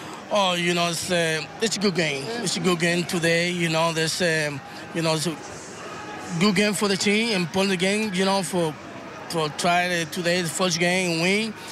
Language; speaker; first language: English; non-native, learner; Spanish